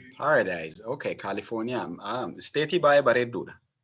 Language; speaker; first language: Oromo; native; Oromo